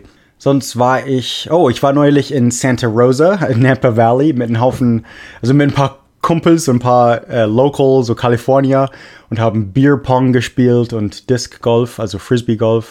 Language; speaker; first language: German; non-native, fluent; English